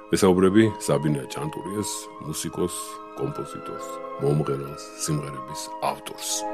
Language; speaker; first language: Georgian; native; Georgian